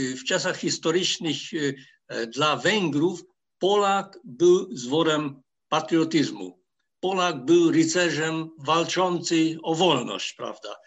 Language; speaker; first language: Polish; non-native, fluent; Hungarian